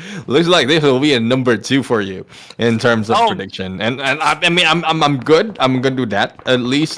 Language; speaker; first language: English; non-native, local second language; Filipino